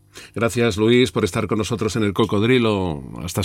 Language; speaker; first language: Spanish; native; Spanish